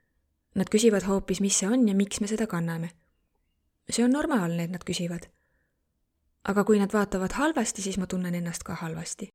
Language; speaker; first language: Estonian; non-native, learner; Arabic